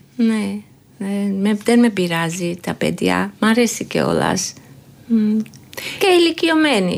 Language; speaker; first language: Greek; non-native, learner; Georgian